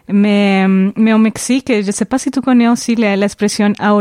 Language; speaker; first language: French; non-native, fluent; Spanish